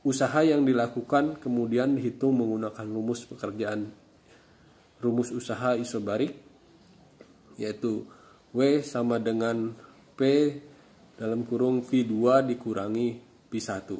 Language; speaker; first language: Indonesian; native; Indonesian